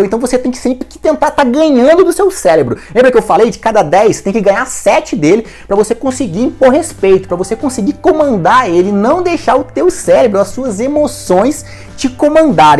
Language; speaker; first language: Portuguese; native; Portuguese